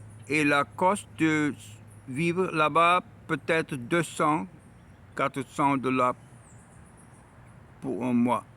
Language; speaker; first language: French; non-native, learner; Arabic